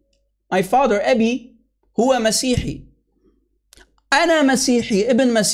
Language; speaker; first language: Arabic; native; Arabic